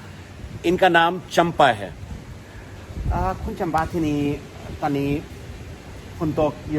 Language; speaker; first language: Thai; non-native, learner; Hindi